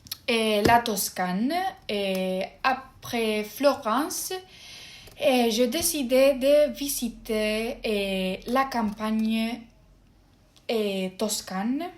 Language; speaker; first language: French; non-native, fluent; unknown